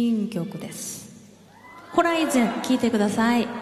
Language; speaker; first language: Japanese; non-native, learner; Korean